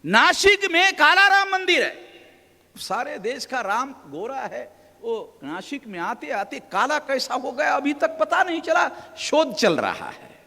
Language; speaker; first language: Hindi; non-native, local second language; Marathi